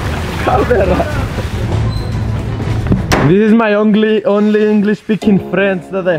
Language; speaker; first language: English; non-native, learner; Greek